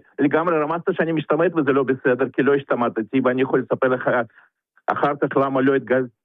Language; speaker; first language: Hebrew; non-native, fluent; Russian